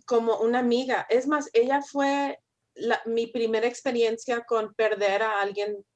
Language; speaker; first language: Spanish; early bilingual, heritage; Spanish